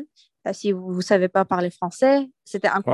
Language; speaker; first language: French; non-native, fluent; Uyghur